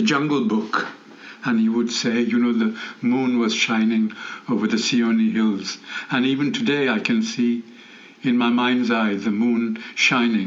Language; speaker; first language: English; non-native, local second language; Bangla